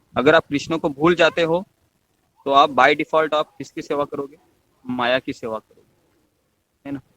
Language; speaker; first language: Hindi; non-native, local second language; Marathi